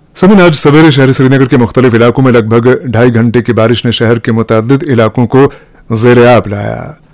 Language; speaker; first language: Hindi; non-native, local second language; Kashmiri